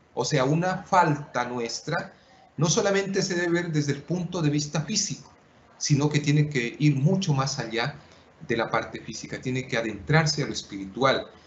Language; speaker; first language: Spanish; non-native, local second language; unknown